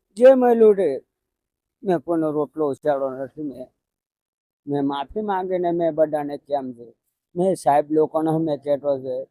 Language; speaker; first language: Gujarati; native; Gujarati